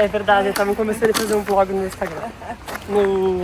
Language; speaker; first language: Portuguese; native; Portuguese